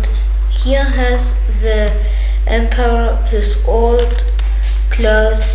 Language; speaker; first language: English; non-native, learner; German